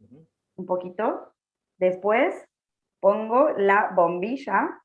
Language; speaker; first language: Spanish; non-native, learner; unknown